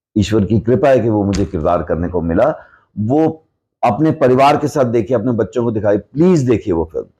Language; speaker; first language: Hindi; non-native, local second language; Punjabi